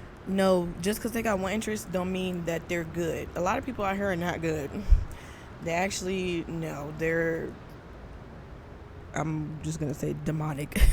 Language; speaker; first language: English; native; English